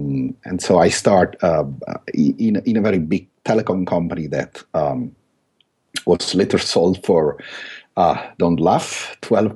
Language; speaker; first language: English; non-native, fluent; Italian